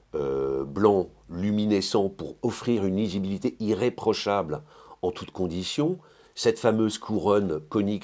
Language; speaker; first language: French; native; French